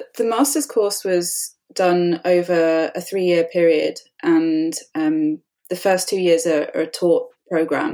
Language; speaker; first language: English; native; English